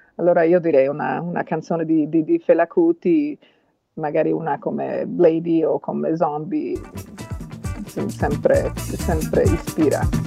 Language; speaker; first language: Italian; non-native, fluent; Swedish